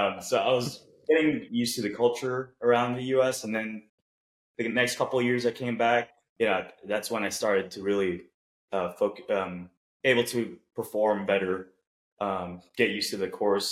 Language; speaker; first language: English; non-native, local second language; Cebuano